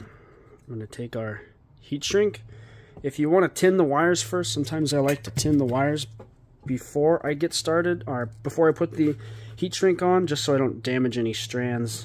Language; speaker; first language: English; native; English